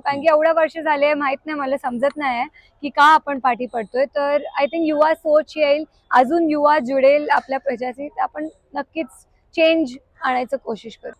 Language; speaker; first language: Marathi; non-native, local second language; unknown